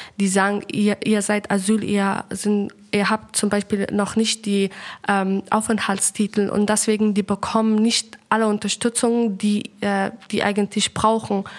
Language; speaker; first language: German; non-native, learner; Persian